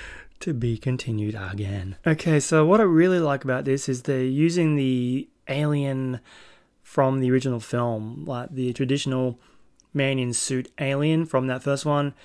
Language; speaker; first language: English; native; English